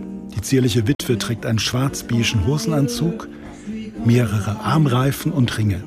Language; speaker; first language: German; native; German